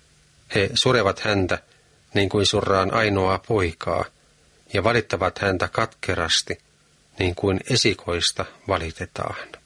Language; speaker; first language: Finnish; native; Finnish